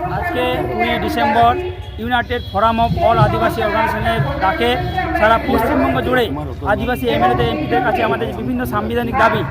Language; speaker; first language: Bangla; non-native, local second language; Santali